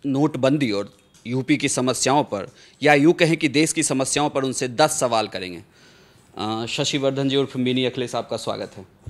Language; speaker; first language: Hindi; native; Hindi